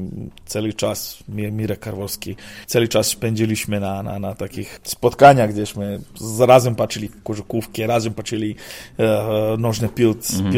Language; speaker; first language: Polish; non-native, learner; Serbian